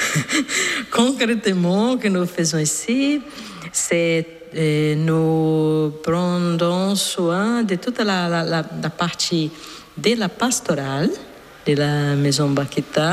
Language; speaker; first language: French; non-native, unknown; Portuguese